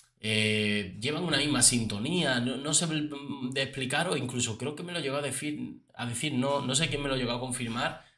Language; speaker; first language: Spanish; native; Spanish